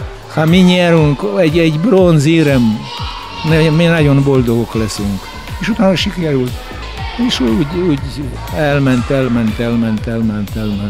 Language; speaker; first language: Hungarian; non-native, learner; Russian